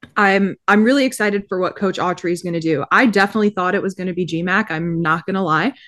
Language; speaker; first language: English; native; English